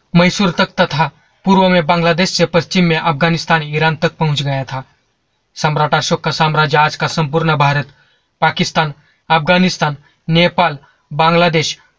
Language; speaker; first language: Hindi; non-native, local second language; Marathi